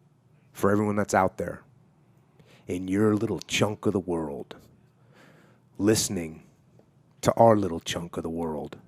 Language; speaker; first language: English; native; English